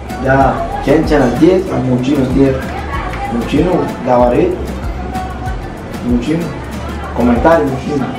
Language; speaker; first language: Russian; non-native, learner; Spanish